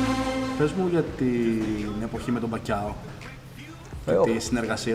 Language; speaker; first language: Greek; native; Greek